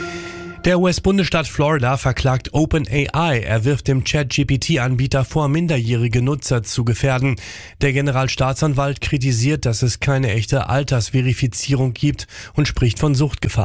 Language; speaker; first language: German; native; German